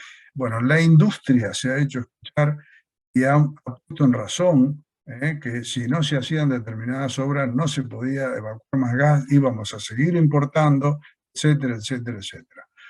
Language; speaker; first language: Spanish; native; Spanish